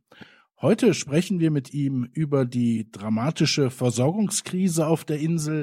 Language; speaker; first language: German; native; German